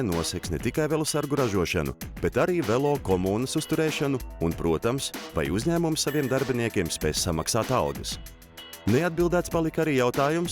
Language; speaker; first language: Latvian; native; Latvian